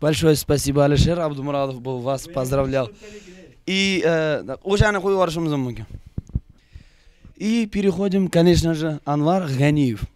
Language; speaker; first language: Russian; non-native, local second language; Uzbek